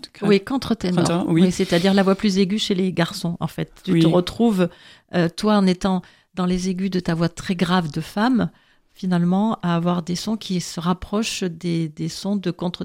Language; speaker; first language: French; native; French